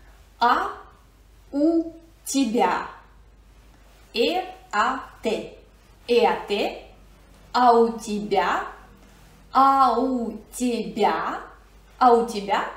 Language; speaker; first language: Russian; non-native, fluent; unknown